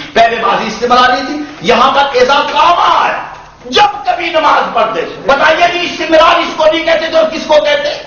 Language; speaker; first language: Urdu; native; Urdu